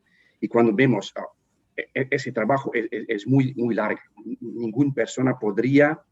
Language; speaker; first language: Spanish; non-native, fluent; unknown